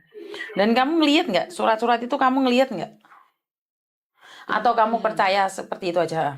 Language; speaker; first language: Malay; native; Malay